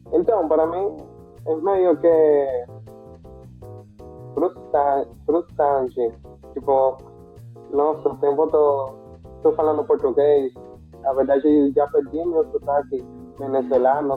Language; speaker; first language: Portuguese; non-native, fluent; Spanish